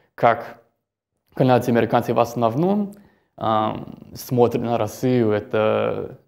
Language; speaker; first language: Russian; non-native, fluent; English